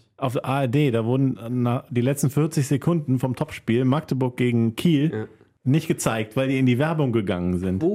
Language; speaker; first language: German; native; German